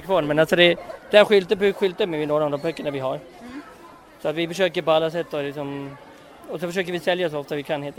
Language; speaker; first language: Swedish; native; Swedish